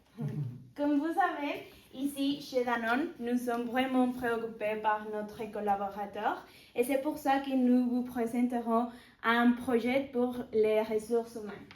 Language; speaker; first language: French; non-native, learner; Spanish